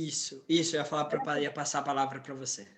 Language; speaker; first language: Portuguese; native; Portuguese